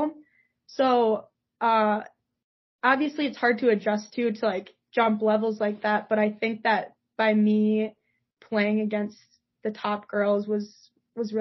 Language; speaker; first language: English; native; English